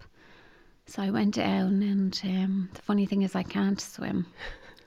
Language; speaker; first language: English; native; English